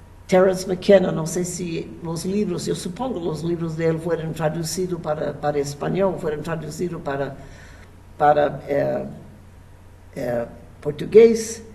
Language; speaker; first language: Spanish; non-native, fluent; English